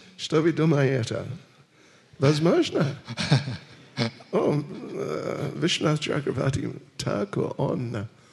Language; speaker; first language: Russian; non-native, learner; English